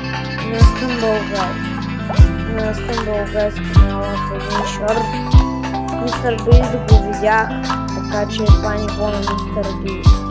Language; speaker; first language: Bulgarian; native; Bulgarian